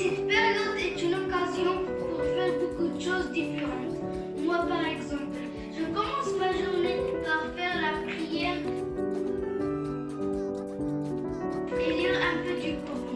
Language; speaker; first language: French; non-native, fluent; Arabic